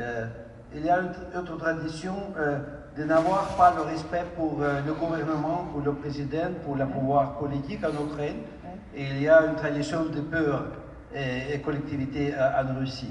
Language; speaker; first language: French; non-native, fluent; Russian